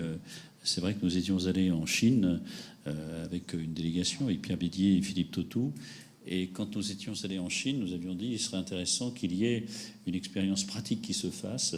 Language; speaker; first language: French; native; French